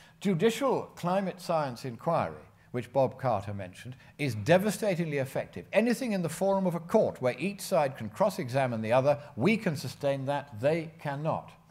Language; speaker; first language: English; native; English